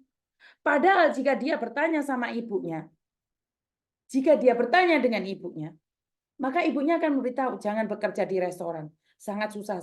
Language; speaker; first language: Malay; non-native, local second language; Javanese